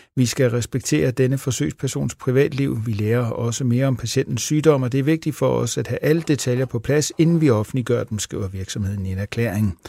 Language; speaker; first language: Danish; native; Danish